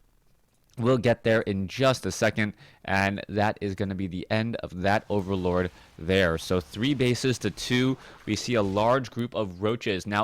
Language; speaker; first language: English; native; English